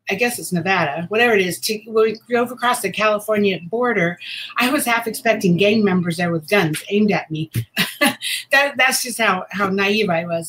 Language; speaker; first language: English; native; English